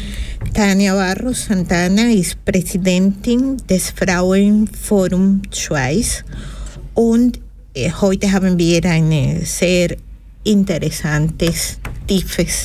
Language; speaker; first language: German; non-native, learner; Spanish